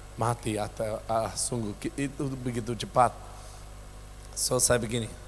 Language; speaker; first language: Indonesian; non-native, local second language; English